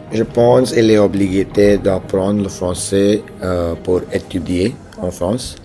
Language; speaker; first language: French; non-native, learner; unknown